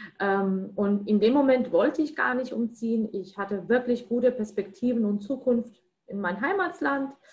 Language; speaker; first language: German; non-native, fluent; Russian